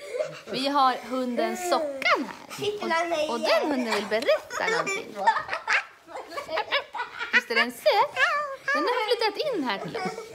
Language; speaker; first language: Swedish; native; Swedish